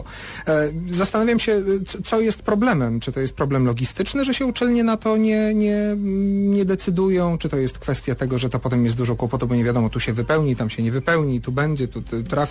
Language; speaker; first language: Polish; native; Polish